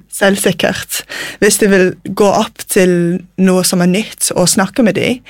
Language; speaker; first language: Norwegian; non-native, fluent; English